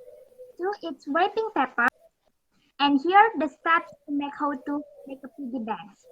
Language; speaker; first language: English; non-native, learner; Indonesian